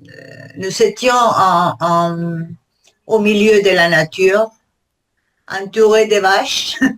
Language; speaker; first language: French; non-native, learner; Spanish